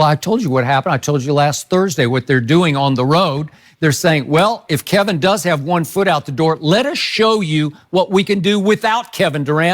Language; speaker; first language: English; native; English